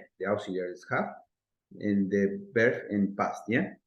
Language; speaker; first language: English; non-native, learner; Spanish